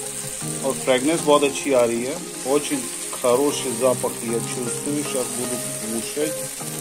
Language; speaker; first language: Russian; non-native, fluent; Hindi